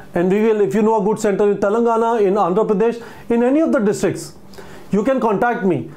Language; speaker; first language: English; non-native, local second language; Hindi